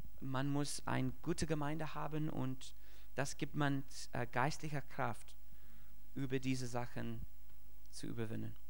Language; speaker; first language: German; non-native, fluent; English